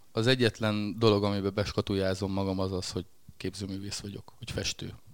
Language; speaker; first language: Hungarian; native; Hungarian